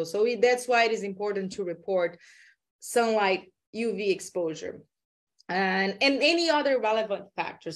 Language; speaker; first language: English; non-native, fluent; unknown